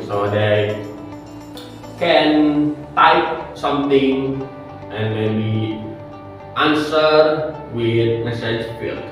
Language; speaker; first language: English; non-native, learner; Indonesian